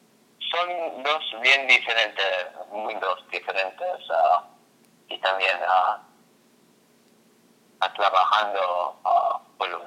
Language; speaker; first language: Spanish; non-native, fluent; English